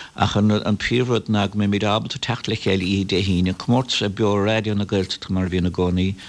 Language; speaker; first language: Irish; native; Irish